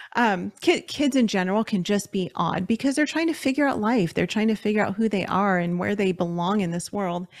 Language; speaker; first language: English; native; English